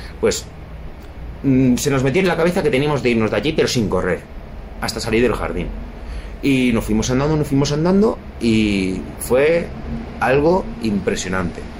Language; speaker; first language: Spanish; native; Spanish